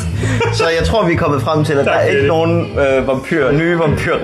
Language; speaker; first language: Danish; native; Danish